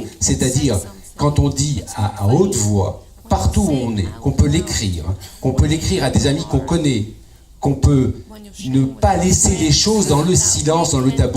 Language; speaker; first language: French; native; French